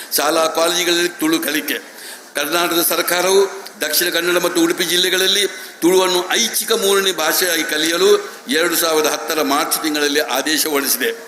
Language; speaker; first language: Kannada; non-native, local second language; Tulu